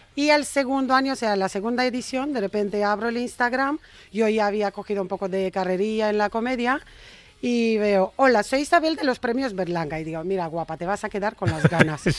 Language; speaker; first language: Spanish; non-native, fluent; Romanian